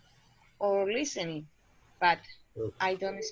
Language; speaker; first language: English; non-native, learner; Spanish